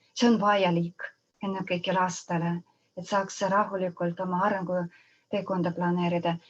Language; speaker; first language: Estonian; non-native, local second language; Russian